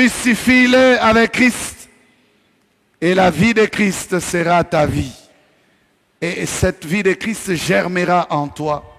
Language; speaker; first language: French; non-native, local second language; Swahili